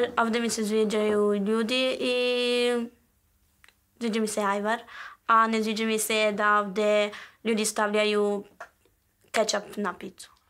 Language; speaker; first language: Serbian; non-native, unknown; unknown